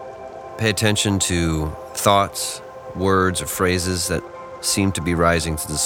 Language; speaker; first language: English; native; English